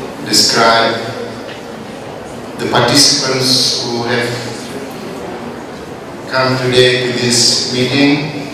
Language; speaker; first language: English; non-native, fluent; Indonesian